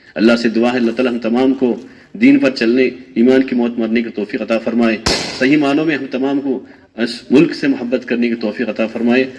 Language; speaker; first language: Urdu; native; Urdu